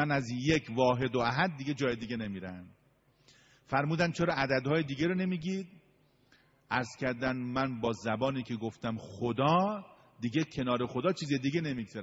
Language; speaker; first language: Persian; native; Persian